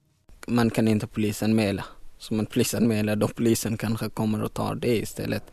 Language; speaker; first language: Swedish; non-native, learner; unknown